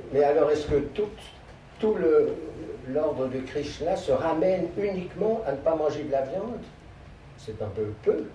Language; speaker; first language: French; native; French